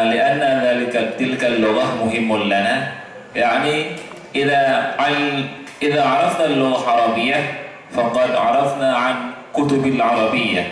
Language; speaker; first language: Arabic; non-native, fluent; Indonesian